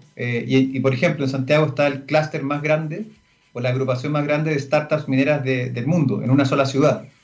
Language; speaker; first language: Spanish; native; Spanish